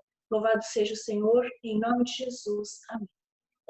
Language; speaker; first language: Portuguese; native; Portuguese